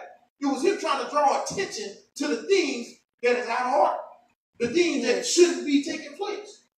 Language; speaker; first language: English; native; English